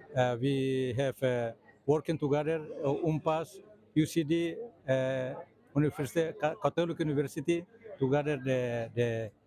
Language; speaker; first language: English; non-native, learner; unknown